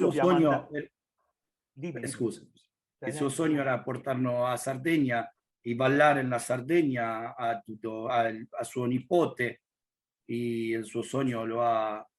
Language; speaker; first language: Italian; non-native, learner; Spanish